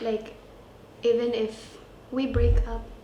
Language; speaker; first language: English; non-native, local second language; Cebuano